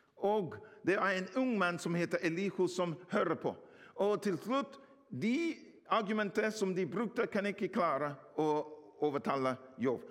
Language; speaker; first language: Norwegian; non-native, fluent; English